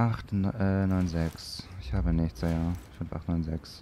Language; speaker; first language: German; native; German